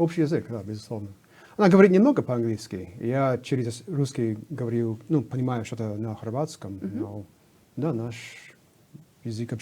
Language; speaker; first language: Russian; non-native, fluent; English